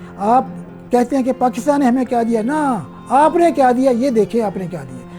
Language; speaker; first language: Urdu; non-native, local second language; Punjabi